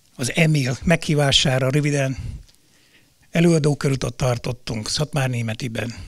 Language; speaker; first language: Hungarian; native; Hungarian